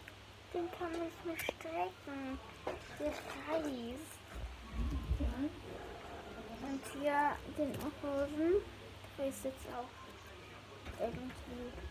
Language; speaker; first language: German; early bilingual, heritage; German